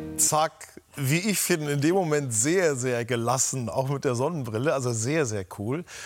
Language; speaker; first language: German; native; German